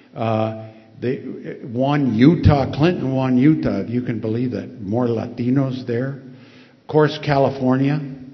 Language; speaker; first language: English; early bilingual, other home language; Spanish